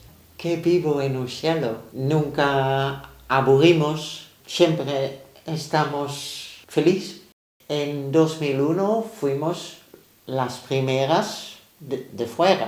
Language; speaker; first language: Spanish; non-native, learner; Dutch